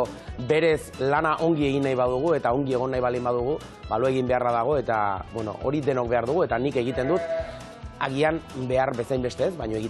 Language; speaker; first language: Basque; native; Basque